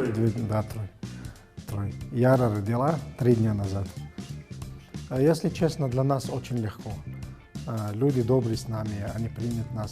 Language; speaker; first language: Russian; non-native, learner; Arabic